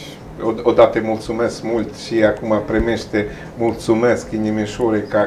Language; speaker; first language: Romanian; non-native, learner; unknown